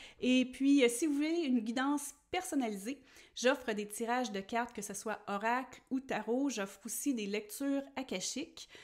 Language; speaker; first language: French; native; French